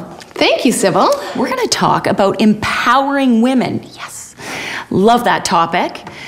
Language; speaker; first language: English; native; English